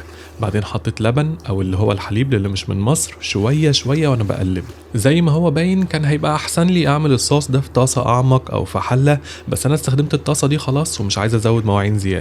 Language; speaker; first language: Arabic; native; Arabic